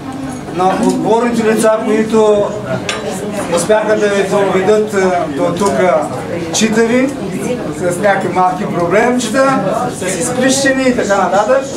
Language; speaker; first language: Bulgarian; native; Bulgarian